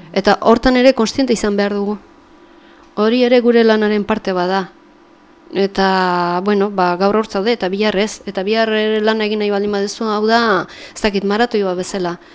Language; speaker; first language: Basque; native; Basque